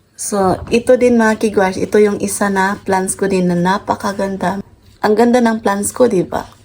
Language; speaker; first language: Filipino; non-native, local second language; Cebuano